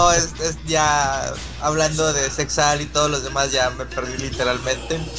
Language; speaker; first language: Spanish; native; Spanish